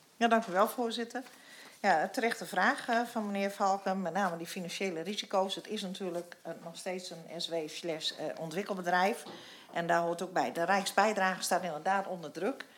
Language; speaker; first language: Dutch; native; Dutch